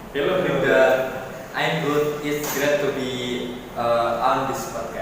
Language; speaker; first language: English; non-native, learner; Indonesian